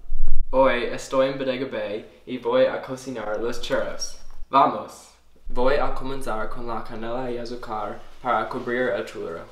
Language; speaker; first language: Spanish; non-native, learner; English